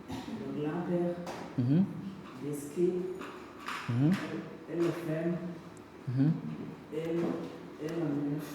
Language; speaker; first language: French; non-native, learner; Kinyarwanda